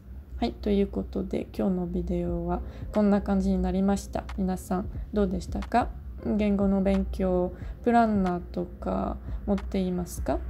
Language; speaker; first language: Japanese; non-native, learner; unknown